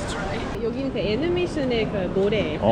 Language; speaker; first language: Korean; non-native, fluent; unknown